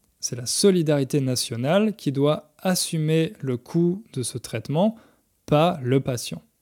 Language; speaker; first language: French; native; French